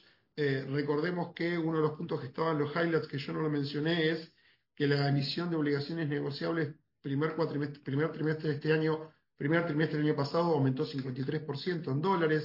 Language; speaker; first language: Spanish; native; Spanish